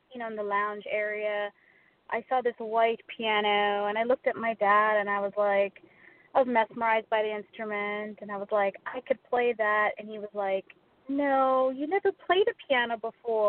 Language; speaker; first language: English; native; English